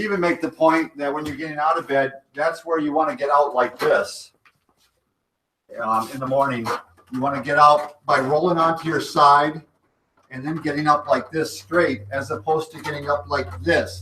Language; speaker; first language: English; native; English